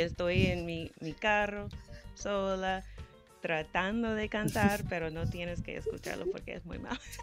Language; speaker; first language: Spanish; non-native, fluent; English